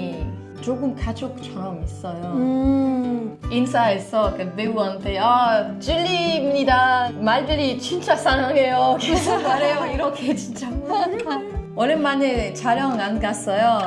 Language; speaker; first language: Korean; non-native, learner; French